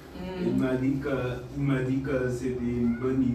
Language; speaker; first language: French; non-native, fluent; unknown